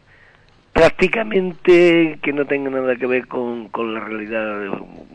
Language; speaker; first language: Spanish; native; Spanish